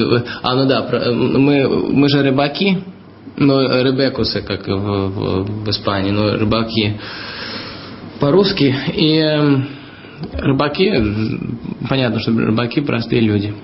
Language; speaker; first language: Russian; early bilingual, heritage; Russian